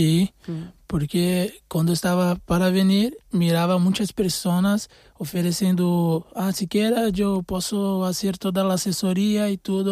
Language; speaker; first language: Spanish; non-native, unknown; Portuguese